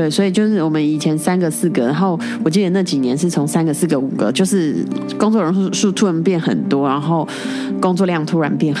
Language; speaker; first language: Chinese; native; Chinese